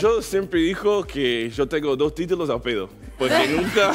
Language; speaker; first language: Spanish; non-native, learner; English